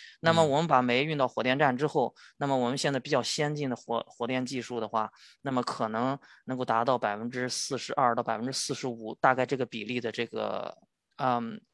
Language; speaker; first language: Chinese; native; Chinese